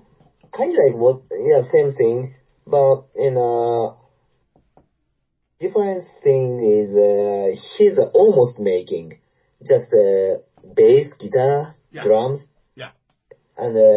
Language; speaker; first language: English; non-native, learner; Japanese